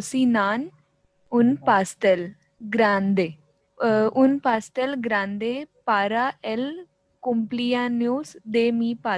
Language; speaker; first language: Spanish; non-native, learner; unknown